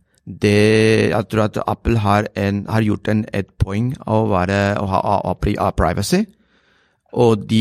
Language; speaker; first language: Norwegian; non-native, fluent; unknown